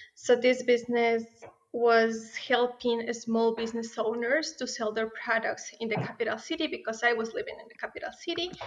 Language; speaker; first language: English; non-native, fluent; Spanish